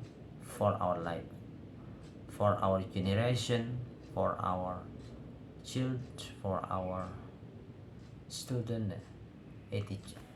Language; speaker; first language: English; non-native, learner; Indonesian